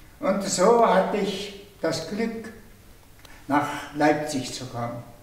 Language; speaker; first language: German; non-native, fluent; Tuvinian